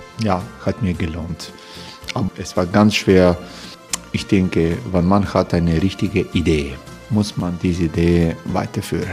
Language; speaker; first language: German; non-native, fluent; Croatian